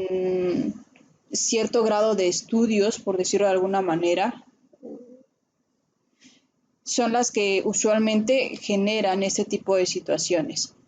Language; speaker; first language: Spanish; native; Spanish